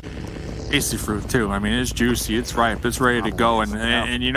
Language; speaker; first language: English; native; English